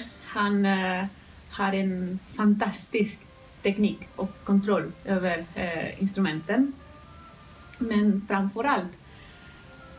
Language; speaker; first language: Swedish; non-native, fluent; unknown